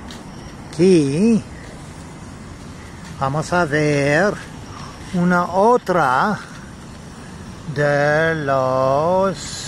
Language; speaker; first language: Spanish; non-native, learner; English